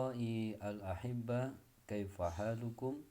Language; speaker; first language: Arabic; non-native, fluent; Indonesian